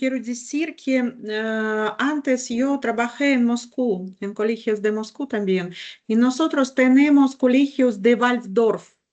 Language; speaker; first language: Spanish; non-native, learner; Russian